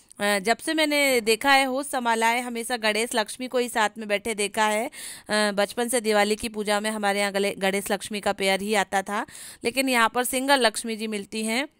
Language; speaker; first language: Hindi; native; Hindi